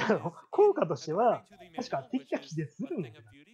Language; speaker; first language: Japanese; native; Japanese